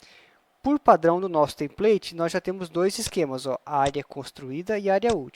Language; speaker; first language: Portuguese; native; Portuguese